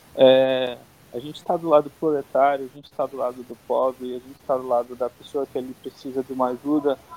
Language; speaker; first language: Portuguese; native; Portuguese